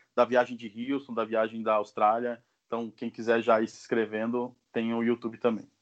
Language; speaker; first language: Portuguese; native; Portuguese